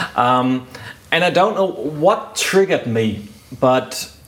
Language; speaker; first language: English; non-native, fluent; German